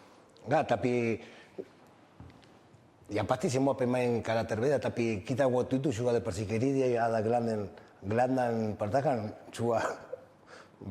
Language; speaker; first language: Indonesian; non-native, fluent; Spanish